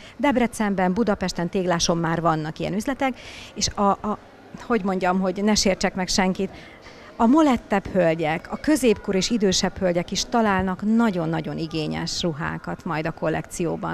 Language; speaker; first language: Hungarian; native; Hungarian